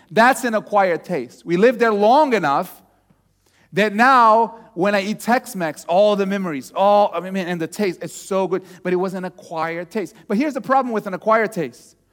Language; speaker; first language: English; non-native, fluent; Portuguese